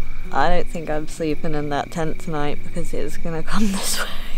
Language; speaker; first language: English; native; English